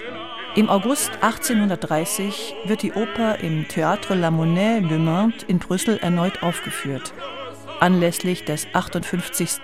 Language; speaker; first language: German; native; German